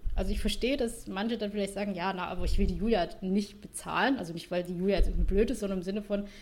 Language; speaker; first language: German; non-native, fluent; Vietnamese